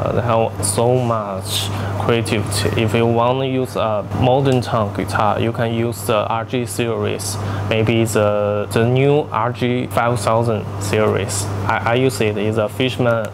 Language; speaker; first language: English; non-native, learner; Chinese